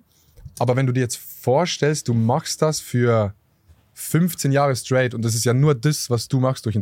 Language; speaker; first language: German; native; German